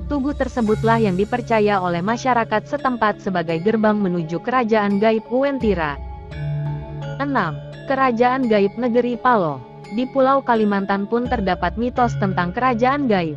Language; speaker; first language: Indonesian; native; Indonesian